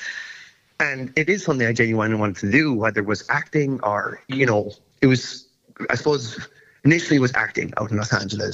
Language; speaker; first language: English; native; English